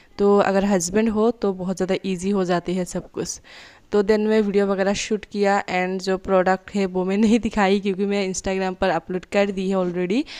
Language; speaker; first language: Hindi; non-native, local second language; Bangla